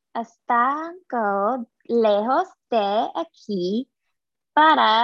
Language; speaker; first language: Spanish; non-native, learner; English